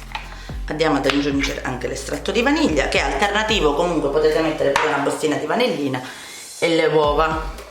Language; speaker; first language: Italian; native; Italian